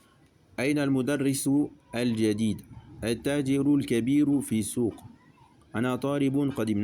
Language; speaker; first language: Arabic; non-native, fluent; French